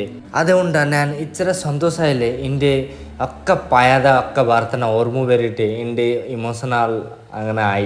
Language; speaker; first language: Malayalam; non-native, learner; Hindi